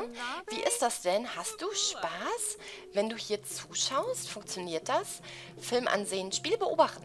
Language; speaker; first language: German; native; German